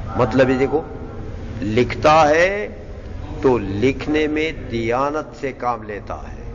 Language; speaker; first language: Urdu; non-native, local second language; Pashto